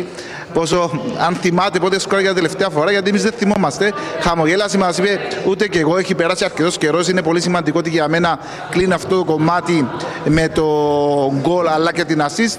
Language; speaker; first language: Greek; native; Greek